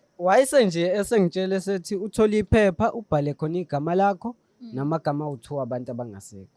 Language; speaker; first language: Zulu; native; Zulu